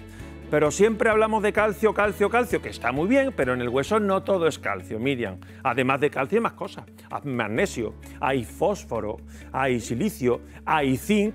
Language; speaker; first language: Spanish; native; Spanish